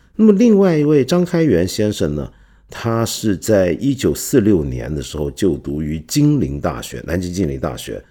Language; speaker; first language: Chinese; non-native, local second language; Cantonese